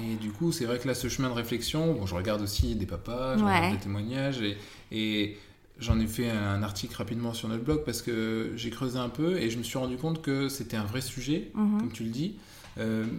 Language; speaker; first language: French; native; French